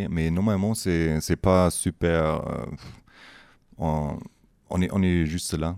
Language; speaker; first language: French; non-native, fluent; German